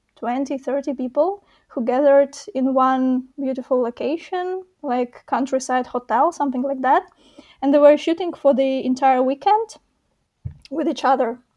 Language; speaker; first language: English; non-native, fluent; Russian